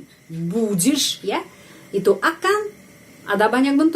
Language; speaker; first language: Indonesian; non-native, fluent; Russian